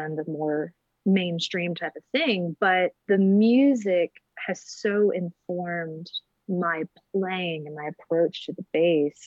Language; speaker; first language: English; native; English